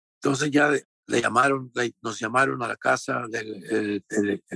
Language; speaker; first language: Spanish; native; Spanish